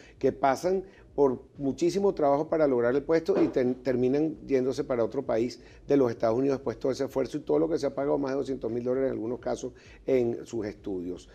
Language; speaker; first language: Spanish; native; Spanish